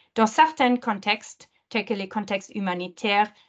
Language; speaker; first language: French; non-native, fluent; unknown